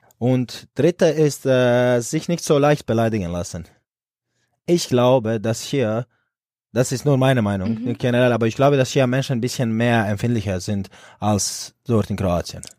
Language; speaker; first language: German; non-native, fluent; Croatian